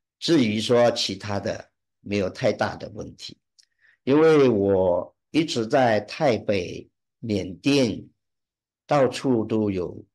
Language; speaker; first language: Chinese; early bilingual, heritage; Chinese